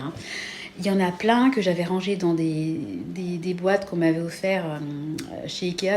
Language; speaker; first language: French; native; French